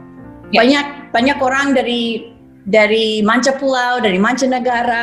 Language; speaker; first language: Indonesian; non-native, fluent; English